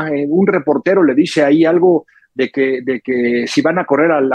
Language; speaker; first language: Spanish; native; Spanish